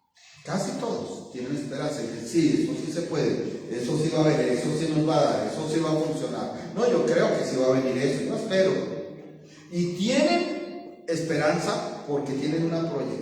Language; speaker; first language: Spanish; native; Spanish